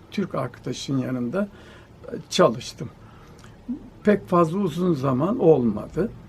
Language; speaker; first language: Turkish; native; Turkish